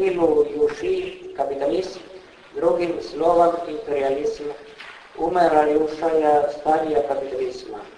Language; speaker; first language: Russian; non-native, fluent; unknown